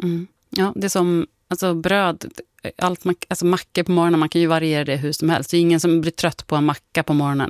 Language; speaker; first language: Swedish; native; Swedish